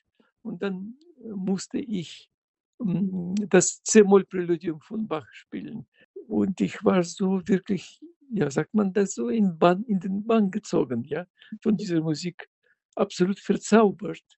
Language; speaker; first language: German; non-native, fluent; Russian